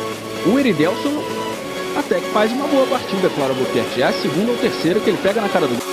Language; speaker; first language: Portuguese; native; Portuguese